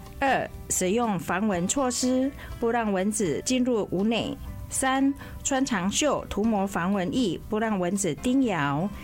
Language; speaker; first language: Chinese; non-native, fluent; Indonesian